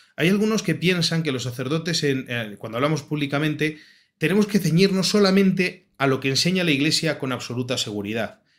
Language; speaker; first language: Spanish; native; Spanish